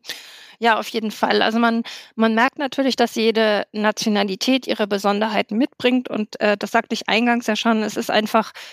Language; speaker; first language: German; native; German